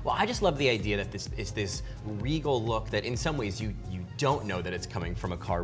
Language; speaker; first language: English; native; English